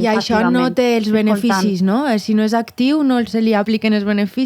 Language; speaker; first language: Catalan; native; Catalan